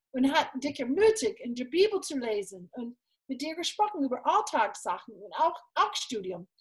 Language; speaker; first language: German; non-native, fluent; English